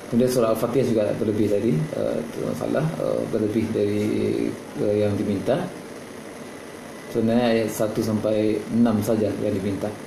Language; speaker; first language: Indonesian; native; Indonesian